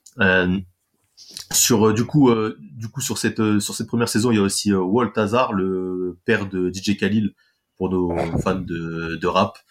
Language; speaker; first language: French; native; French